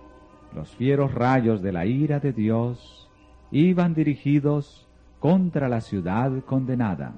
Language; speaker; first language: Spanish; native; Spanish